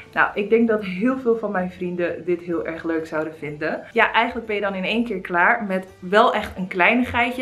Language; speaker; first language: Dutch; native; Dutch